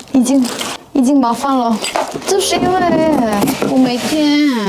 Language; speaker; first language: Chinese; non-native, learner; Korean